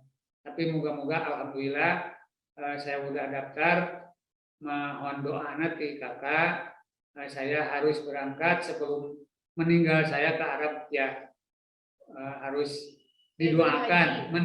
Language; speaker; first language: Indonesian; non-native, local second language; Sundanese